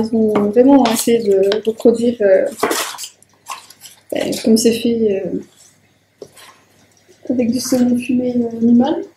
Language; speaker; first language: French; native; French